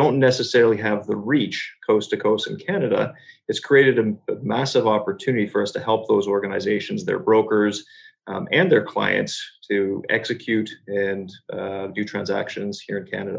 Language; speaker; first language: English; native; English